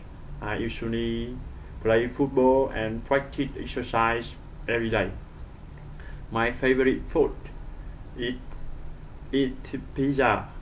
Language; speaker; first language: English; non-native, learner; Vietnamese